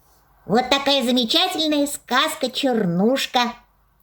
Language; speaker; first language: Russian; native; Russian